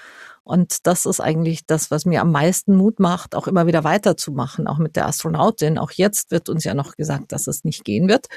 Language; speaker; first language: German; native; German